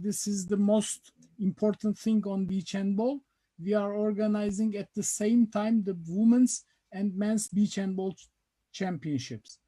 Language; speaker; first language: English; non-native, fluent; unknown